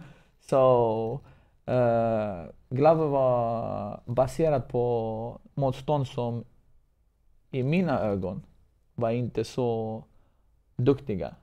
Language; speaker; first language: Swedish; non-native, fluent; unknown